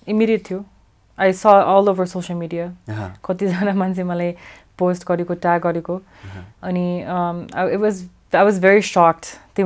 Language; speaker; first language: Nepali; early bilingual, heritage; English